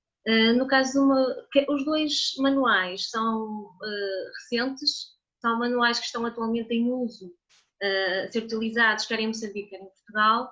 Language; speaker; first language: Portuguese; native; Portuguese